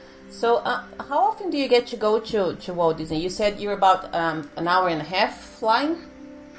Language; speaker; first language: English; non-native, fluent; Portuguese